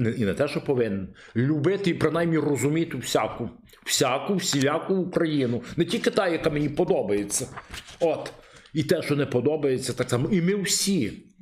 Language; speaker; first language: Ukrainian; native; Ukrainian